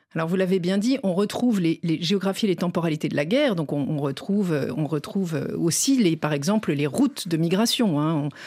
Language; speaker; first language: French; native; French